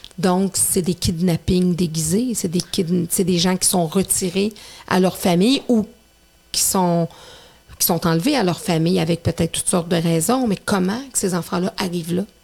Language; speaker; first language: French; native; French